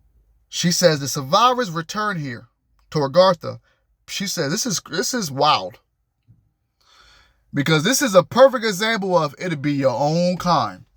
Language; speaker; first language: English; native; English